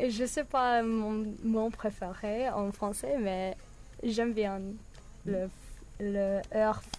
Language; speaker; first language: French; non-native, learner; English